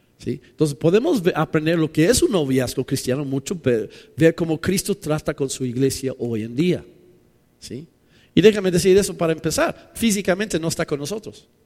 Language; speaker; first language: Spanish; non-native, fluent; English